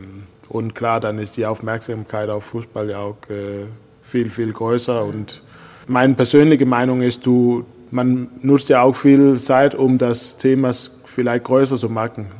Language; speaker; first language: German; non-native, fluent; Danish